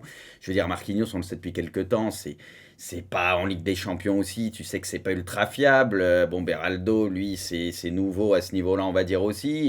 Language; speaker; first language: French; native; French